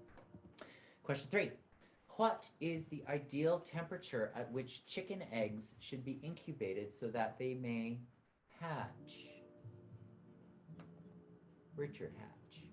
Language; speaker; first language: English; native; English